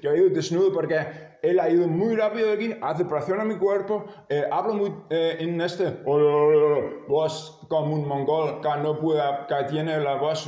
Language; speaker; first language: Spanish; non-native, learner; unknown